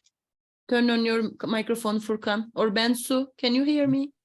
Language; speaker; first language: English; non-native, fluent; Turkish